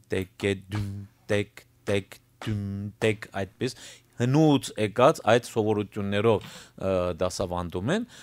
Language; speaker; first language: Armenian; early bilingual, heritage; Armenian